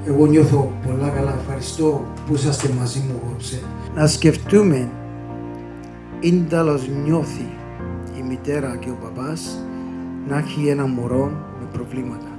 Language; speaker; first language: Greek; early bilingual, heritage; Greek